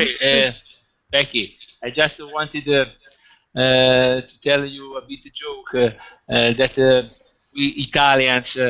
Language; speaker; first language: English; non-native, fluent; Italian